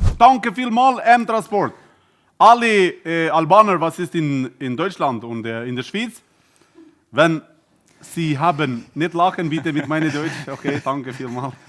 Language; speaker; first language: German; non-native, learner; Albanian